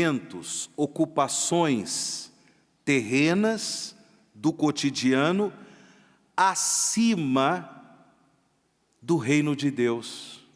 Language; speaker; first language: Portuguese; native; Portuguese